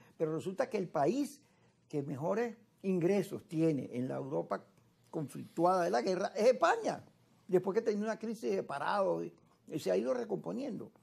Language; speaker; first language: Spanish; native; Spanish